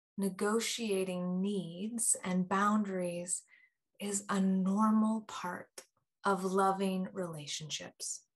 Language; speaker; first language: English; native; English